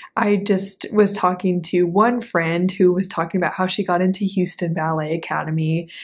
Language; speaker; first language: English; native; English